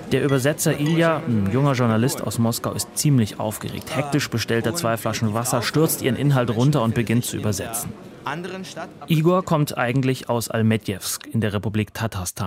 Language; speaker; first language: German; native; German